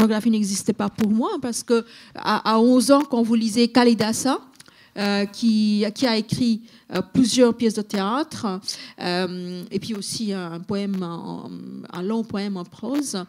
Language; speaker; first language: French; non-native, fluent; Bangla